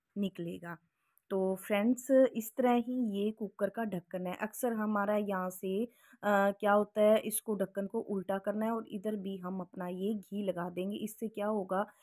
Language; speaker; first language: Hindi; native; Hindi